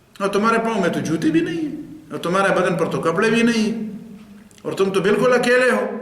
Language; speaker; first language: Urdu; non-native, local second language; Pashto